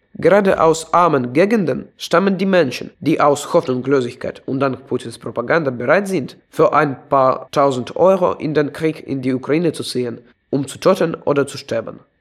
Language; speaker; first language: German; non-native, fluent; Russian